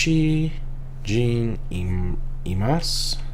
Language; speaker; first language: Japanese; non-native, learner; English